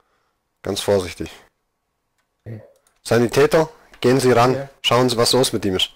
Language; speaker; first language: German; native; German